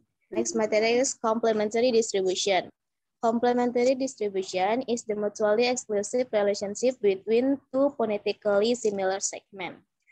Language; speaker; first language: English; non-native, learner; Indonesian